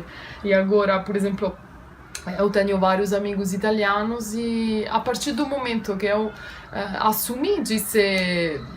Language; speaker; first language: Portuguese; non-native, fluent; Italian